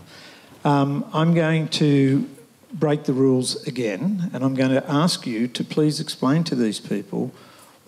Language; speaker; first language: English; native; English